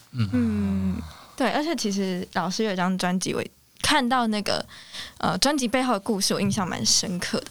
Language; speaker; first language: Chinese; native; Chinese